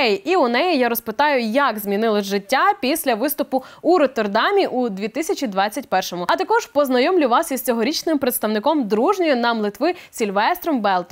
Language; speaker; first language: Ukrainian; native; Ukrainian